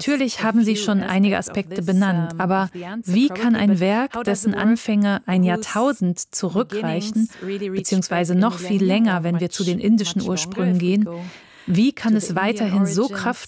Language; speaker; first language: German; native; German